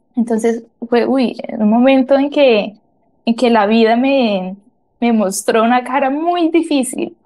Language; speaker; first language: Spanish; native; Spanish